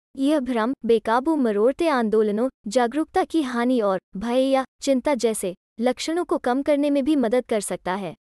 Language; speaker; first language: Hindi; native; Hindi